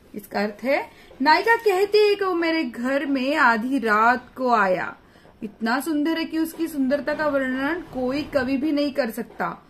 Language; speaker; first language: Hindi; non-native, local second language; Marathi